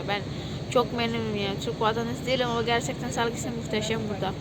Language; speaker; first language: Turkish; non-native, learner; Indonesian